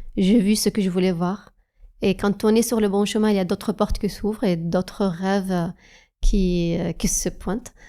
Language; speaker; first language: French; non-native, fluent; Arabic